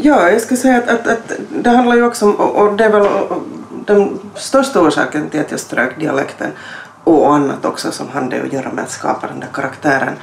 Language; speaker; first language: Swedish; native; Swedish